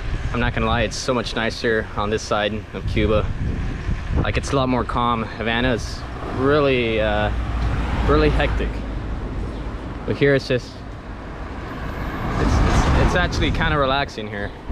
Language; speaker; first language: English; native; English